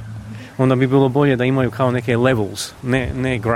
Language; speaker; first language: Croatian; native; Croatian